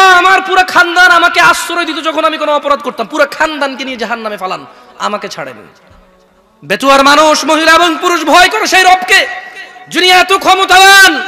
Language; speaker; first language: Bangla; native; Bangla